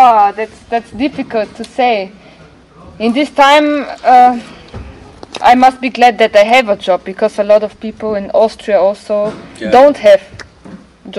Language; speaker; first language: English; non-native, learner; German